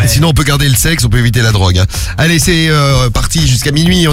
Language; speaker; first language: French; native; French